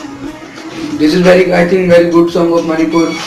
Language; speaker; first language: English; non-native, learner; Hindi